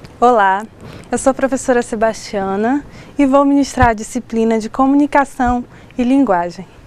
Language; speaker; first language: Portuguese; native; Portuguese